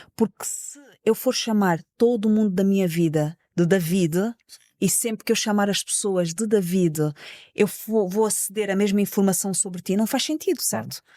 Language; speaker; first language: Portuguese; native; Portuguese